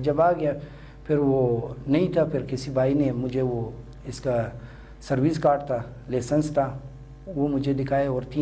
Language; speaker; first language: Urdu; non-native, local second language; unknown